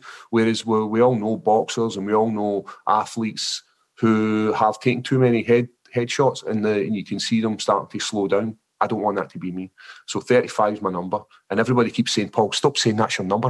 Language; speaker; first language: English; native; English